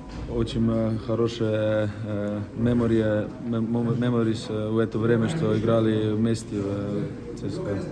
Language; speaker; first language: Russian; non-native, learner; Slovenian